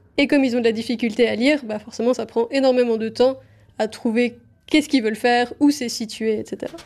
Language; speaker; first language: French; native; French